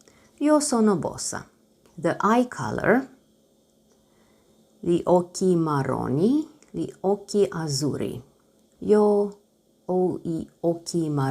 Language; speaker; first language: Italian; non-native, learner; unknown